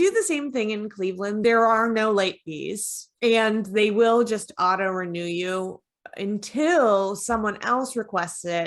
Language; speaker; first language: English; native; English